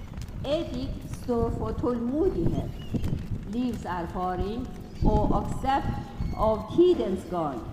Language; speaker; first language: Norwegian; non-native, fluent; Persian